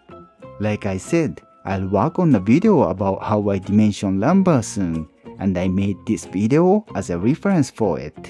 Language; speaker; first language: English; non-native, fluent; Japanese